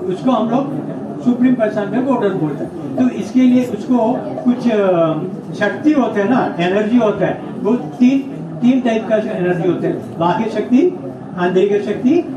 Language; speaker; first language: Hindi; non-native, local second language; Malayalam